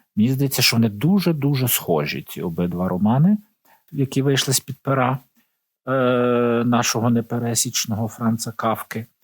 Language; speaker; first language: Ukrainian; native; Ukrainian